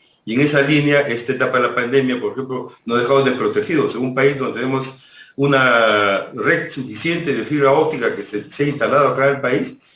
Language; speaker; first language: Spanish; native; Spanish